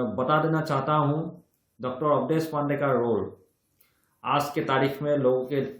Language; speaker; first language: Hindi; non-native, local second language; Assamese